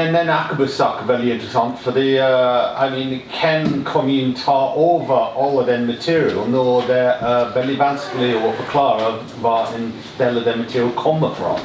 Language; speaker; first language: Norwegian; non-native, learner; English